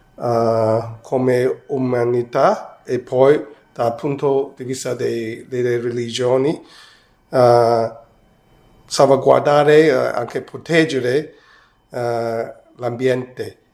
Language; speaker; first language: Italian; non-native, fluent; Cantonese